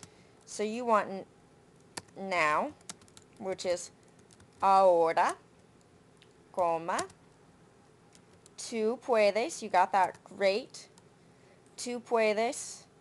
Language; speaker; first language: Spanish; non-native, learner; English